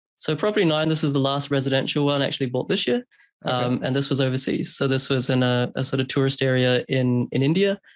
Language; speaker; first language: English; early bilingual, other home language; Hindi